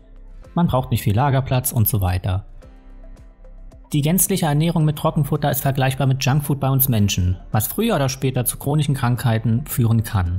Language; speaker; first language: German; native; German